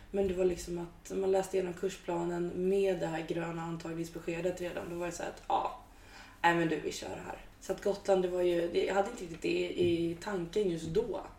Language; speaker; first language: Swedish; native; Swedish